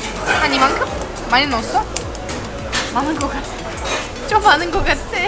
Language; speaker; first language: Korean; non-native, fluent; Turkish